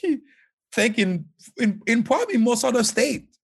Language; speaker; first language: English; non-native, fluent; Haitian Creole